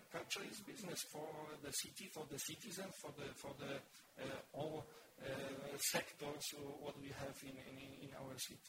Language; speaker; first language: English; non-native, learner; Polish